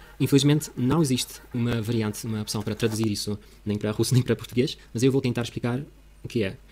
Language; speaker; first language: Portuguese; non-native, fluent; Russian